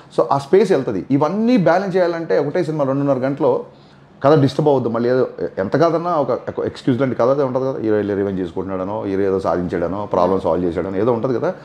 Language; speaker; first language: Telugu; native; Telugu